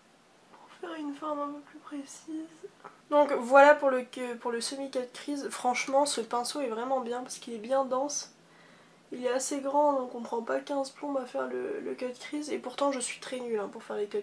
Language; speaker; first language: French; native; French